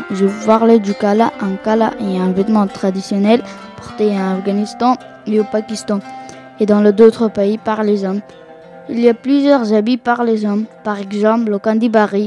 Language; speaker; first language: French; non-native, learner; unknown